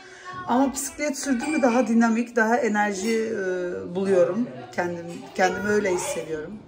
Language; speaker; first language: Turkish; early bilingual, heritage; Turkish